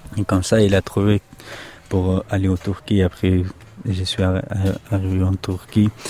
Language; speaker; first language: French; non-native, learner; Pashto